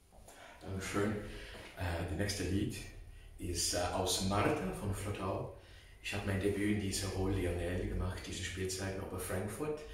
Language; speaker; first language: German; non-native, learner; English